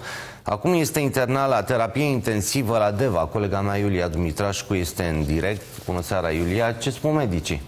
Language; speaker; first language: Romanian; native; Romanian